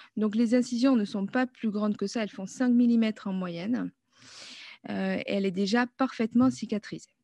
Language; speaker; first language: French; native; French